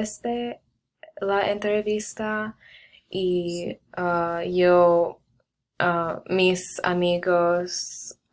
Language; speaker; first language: Spanish; non-native, learner; English